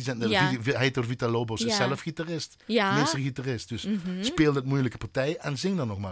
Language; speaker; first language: Dutch; native; Dutch